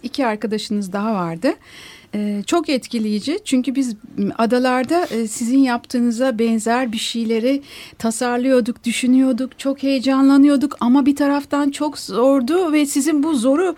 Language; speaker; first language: Turkish; native; Turkish